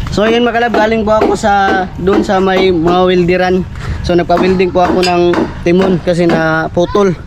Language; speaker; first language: Filipino; non-native, local second language; Cebuano